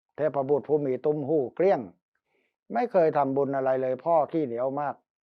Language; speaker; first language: Thai; native; Thai